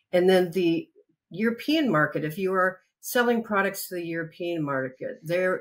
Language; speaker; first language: English; native; English